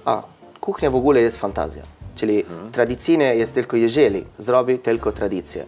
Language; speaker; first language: Polish; non-native, learner; Italian